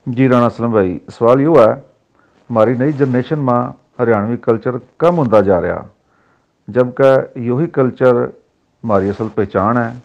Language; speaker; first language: Urdu; non-native, local second language; Haryanvi